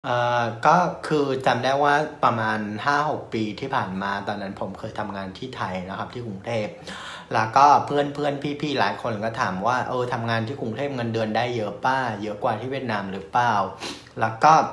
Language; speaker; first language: Thai; non-native, fluent; Vietnamese